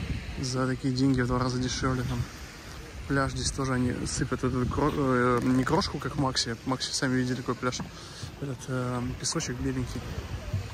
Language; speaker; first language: Russian; native; Russian